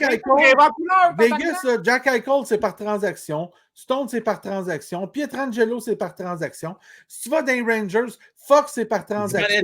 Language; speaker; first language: French; native; French